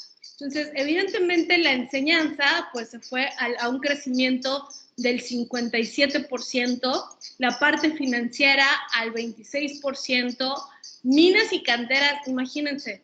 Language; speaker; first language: Spanish; native; Spanish